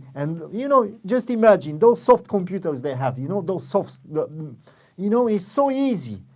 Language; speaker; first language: English; non-native, fluent; Romanian